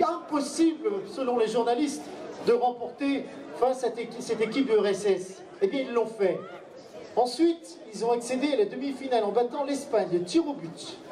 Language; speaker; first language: French; native; French